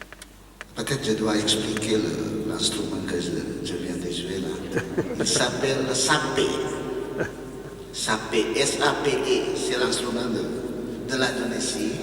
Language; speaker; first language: French; non-native, learner; Indonesian